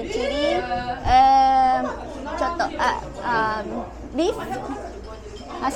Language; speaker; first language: Japanese; non-native, learner; Filipino